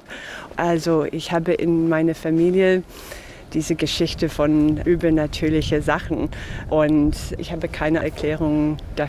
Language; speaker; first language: German; non-native, fluent; English